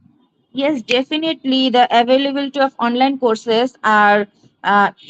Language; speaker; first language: English; non-native, learner; Bangla